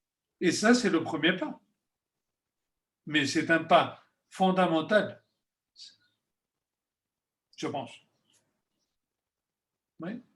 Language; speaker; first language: French; non-native, fluent; Spanish